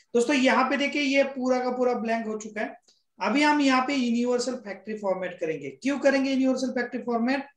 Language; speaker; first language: Hindi; non-native, local second language; Marathi